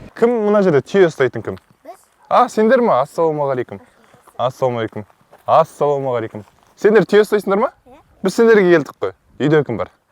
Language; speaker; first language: Kazakh; native; Kazakh